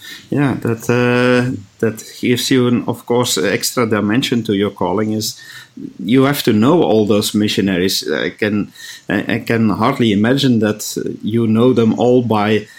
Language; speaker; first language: English; non-native, fluent; Dutch